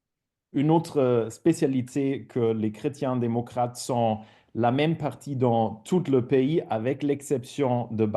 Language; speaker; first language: French; non-native, fluent; German